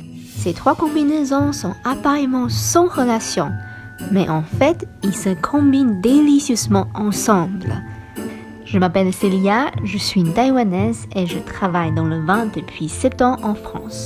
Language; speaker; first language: French; non-native, fluent; Chinese